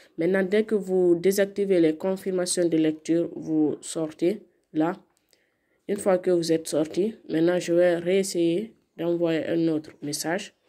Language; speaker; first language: French; non-native, local second language; Fula